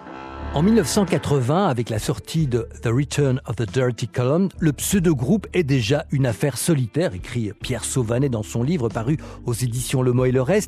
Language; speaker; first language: French; native; French